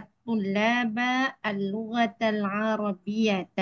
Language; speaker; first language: Arabic; non-native, learner; Malay